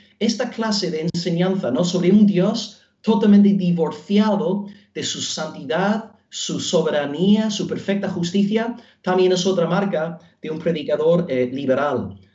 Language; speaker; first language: Spanish; non-native, fluent; English